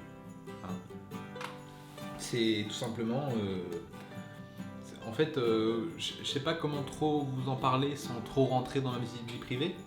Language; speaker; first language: French; native; French